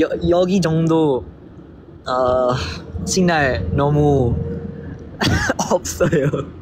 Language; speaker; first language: Korean; non-native, learner; Filipino